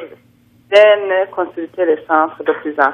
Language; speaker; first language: French; non-native, local second language; Rundi